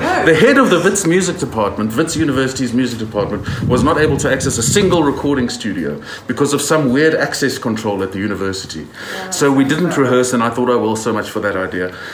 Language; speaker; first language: English; native; English